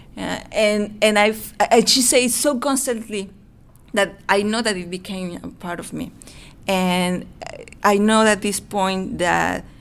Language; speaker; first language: English; non-native, fluent; Spanish